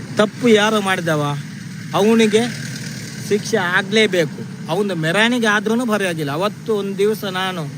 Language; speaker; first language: Kannada; non-native, local second language; Tulu